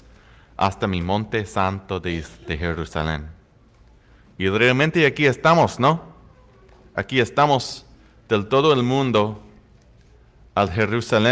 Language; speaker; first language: Spanish; non-native, fluent; English